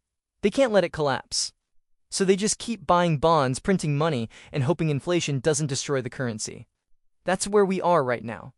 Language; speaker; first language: English; native; English